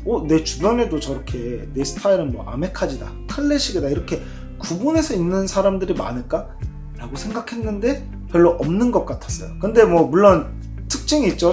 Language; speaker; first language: Korean; native; Korean